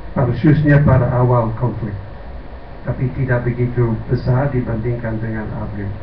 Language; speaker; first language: Indonesian; non-native, fluent; English